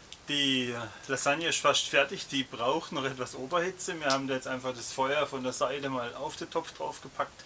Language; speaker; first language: German; native; German